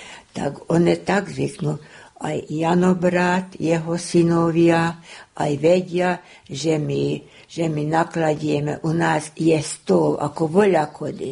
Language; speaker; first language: Slovak; native; Slovak